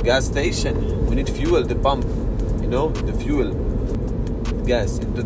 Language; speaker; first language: English; non-native, learner; Russian